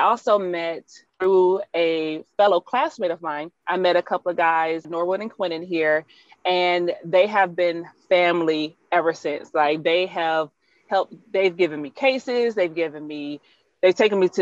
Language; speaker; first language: English; native; English